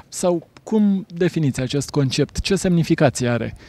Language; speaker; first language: Romanian; native; Romanian